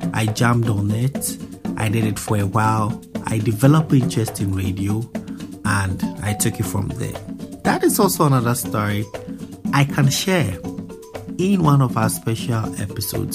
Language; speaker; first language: English; non-native, local second language; Akan